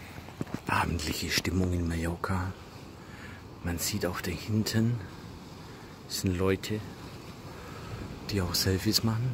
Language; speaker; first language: German; native; German